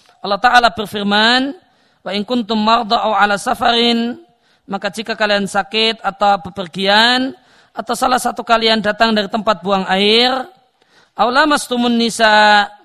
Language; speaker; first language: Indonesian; native; Indonesian